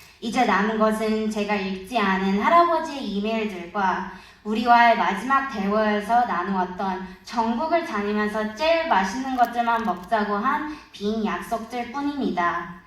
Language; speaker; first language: Korean; early bilingual, heritage; Korean